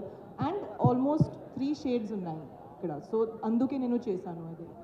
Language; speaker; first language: Telugu; non-native, learner; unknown